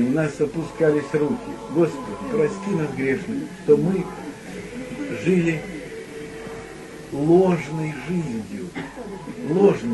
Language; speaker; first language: Russian; native; Russian